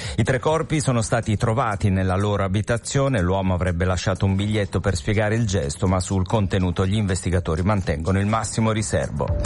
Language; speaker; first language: Italian; native; Italian